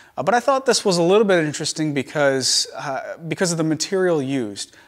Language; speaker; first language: English; native; English